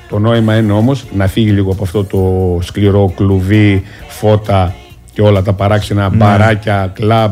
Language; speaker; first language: Greek; native; Greek